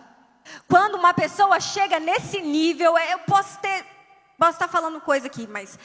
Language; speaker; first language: Portuguese; native; Portuguese